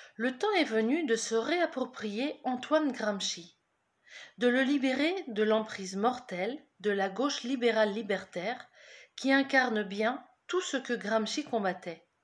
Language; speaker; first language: French; native; French